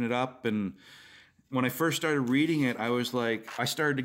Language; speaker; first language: English; native; English